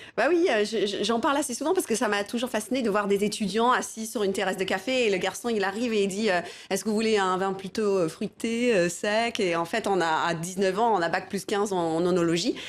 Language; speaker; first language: French; non-native, fluent; English